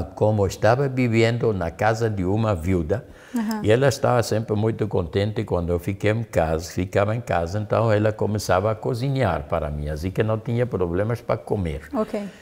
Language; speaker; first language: Portuguese; non-native, learner; German